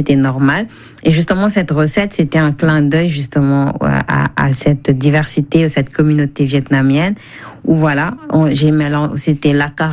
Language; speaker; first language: French; non-native, local second language; Wolof